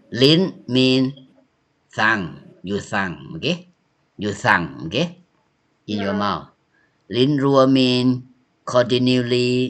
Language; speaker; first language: English; non-native, learner; Thai